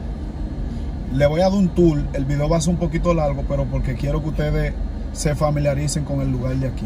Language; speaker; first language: Spanish; native; Spanish